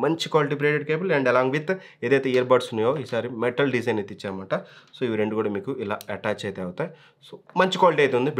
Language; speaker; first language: Telugu; native; Telugu